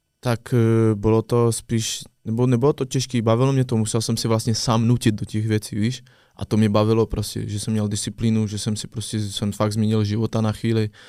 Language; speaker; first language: Czech; non-native, fluent; French